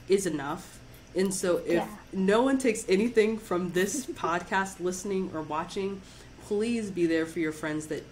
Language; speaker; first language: English; native; English